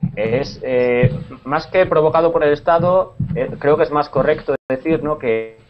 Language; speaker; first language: Spanish; native; Spanish